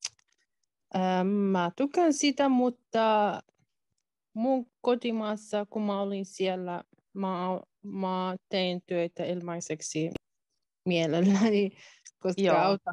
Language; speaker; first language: Finnish; non-native, learner; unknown